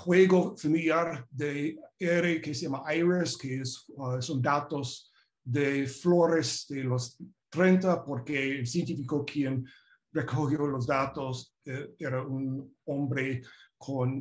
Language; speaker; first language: Spanish; non-native, fluent; English